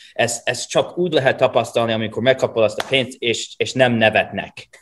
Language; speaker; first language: Hungarian; non-native, fluent; English